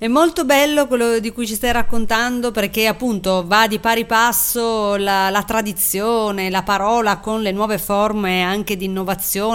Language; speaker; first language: Italian; native; Italian